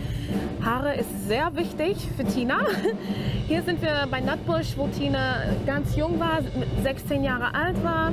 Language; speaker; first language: German; non-native, fluent; English